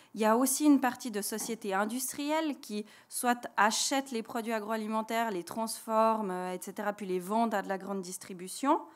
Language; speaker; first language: French; native; French